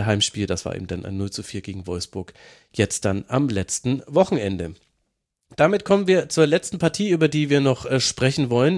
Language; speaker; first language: German; native; German